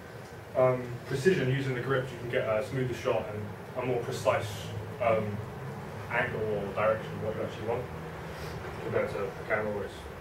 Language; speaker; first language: English; native; English